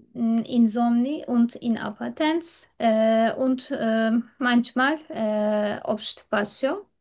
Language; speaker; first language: German; non-native, learner; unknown